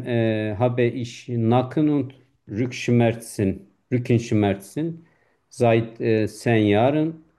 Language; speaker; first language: German; non-native, fluent; Turkish